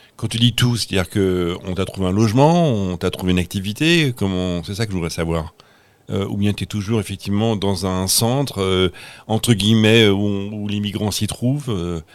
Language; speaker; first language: French; native; French